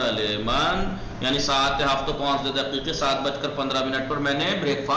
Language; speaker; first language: Persian; non-native, fluent; Urdu